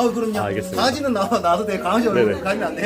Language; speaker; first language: Korean; native; Korean